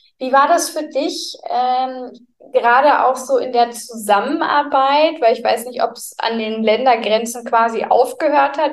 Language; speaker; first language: German; native; German